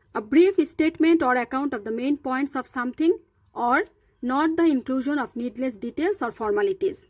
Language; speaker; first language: English; non-native, local second language; Bangla